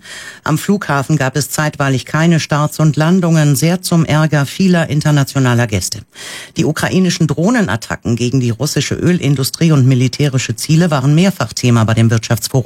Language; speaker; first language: German; native; German